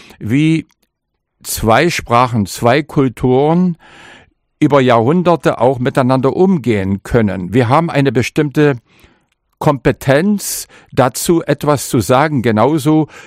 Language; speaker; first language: German; non-native, local second language; Upper Sorbian